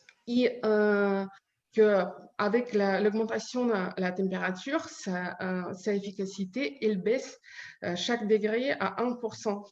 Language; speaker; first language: French; non-native, learner; Ukrainian